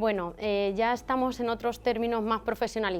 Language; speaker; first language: Spanish; native; Spanish